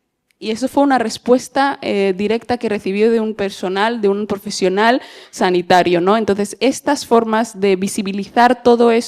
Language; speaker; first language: Spanish; native; Spanish